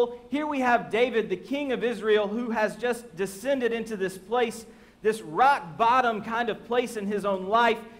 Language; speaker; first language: English; native; English